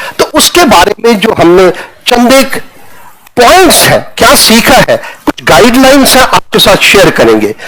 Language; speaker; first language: Hindi; non-native, local second language; Punjabi